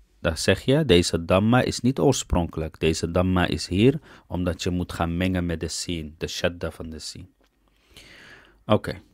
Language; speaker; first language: Dutch; early bilingual, other home language; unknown